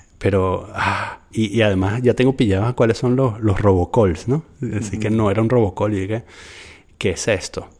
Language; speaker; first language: Spanish; native; Spanish